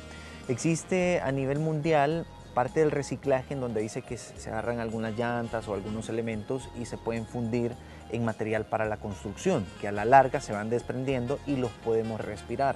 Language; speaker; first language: Spanish; native; Spanish